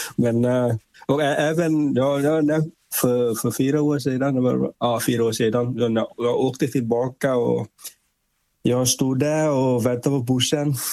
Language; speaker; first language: Swedish; non-native, fluent; Vietnamese